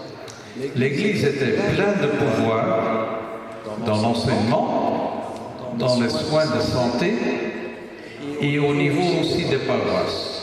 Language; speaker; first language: French; non-native, local second language; Dutch